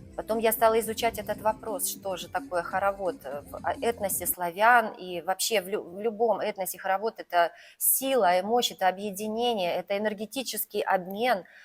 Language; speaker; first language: Russian; native; Russian